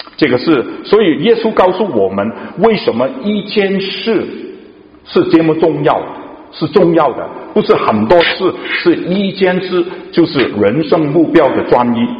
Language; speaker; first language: Chinese; non-native, local second language; Cantonese